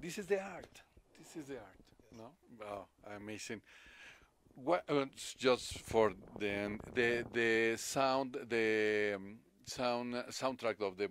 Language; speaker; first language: English; non-native, learner; Spanish